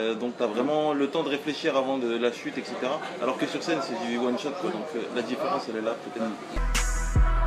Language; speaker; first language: French; native; French